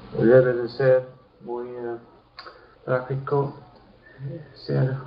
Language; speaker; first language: Spanish; non-native, learner; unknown